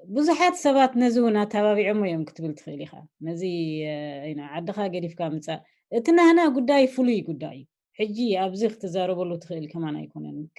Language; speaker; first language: Tigrinya; native; Tigrinya